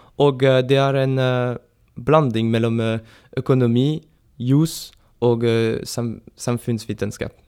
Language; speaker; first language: Norwegian; non-native, learner; French